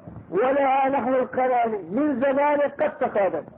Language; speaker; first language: Arabic; native; Arabic